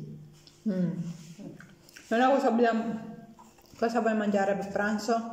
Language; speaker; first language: Italian; non-native, learner; Filipino